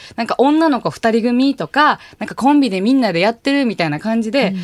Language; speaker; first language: Japanese; native; Japanese